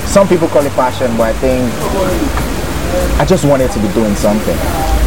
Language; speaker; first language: English; non-native, local second language; Yoruba